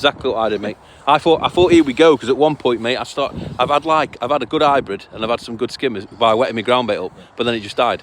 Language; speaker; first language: English; native; English